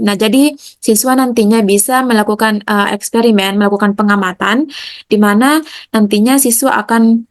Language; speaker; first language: Indonesian; native; Indonesian